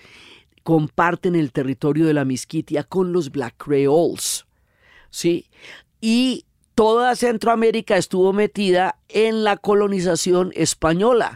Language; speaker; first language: Spanish; native; Spanish